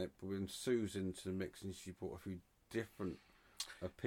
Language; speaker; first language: English; native; English